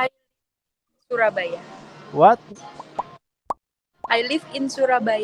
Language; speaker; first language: English; non-native, learner; Indonesian